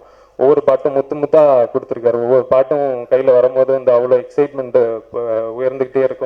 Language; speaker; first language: Tamil; native; Tamil